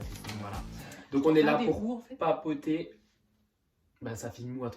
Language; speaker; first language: French; native; French